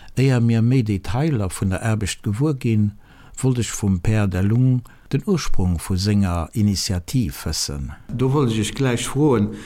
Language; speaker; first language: Luxembourgish; native; Luxembourgish